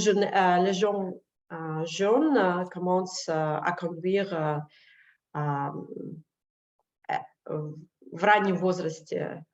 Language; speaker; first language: French; non-native, learner; Russian